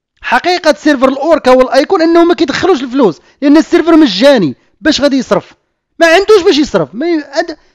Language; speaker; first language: Arabic; native; Arabic